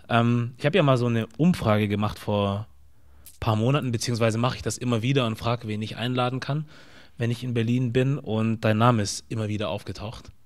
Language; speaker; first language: German; native; German